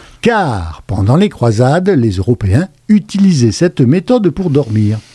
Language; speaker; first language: French; native; French